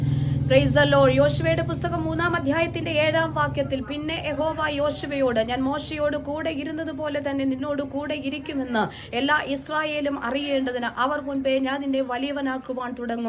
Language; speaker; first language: Malayalam; native; Malayalam